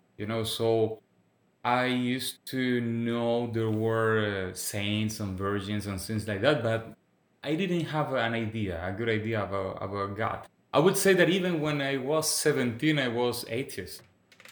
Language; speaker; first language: English; non-native, fluent; Spanish